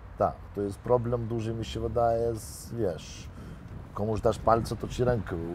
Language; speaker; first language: Polish; non-native, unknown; Lithuanian